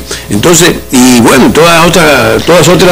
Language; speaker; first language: Spanish; native; Spanish